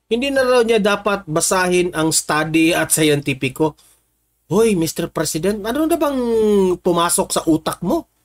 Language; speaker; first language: Filipino; non-native, local second language; Cebuano